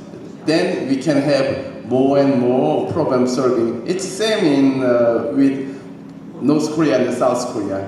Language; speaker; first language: English; non-native, learner; Korean